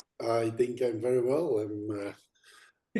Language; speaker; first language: English; non-native, fluent; Dutch